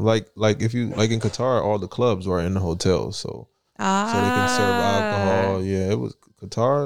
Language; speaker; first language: English; early bilingual, other home language; Italian